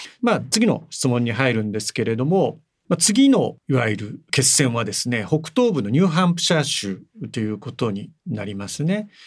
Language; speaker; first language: Japanese; native; Japanese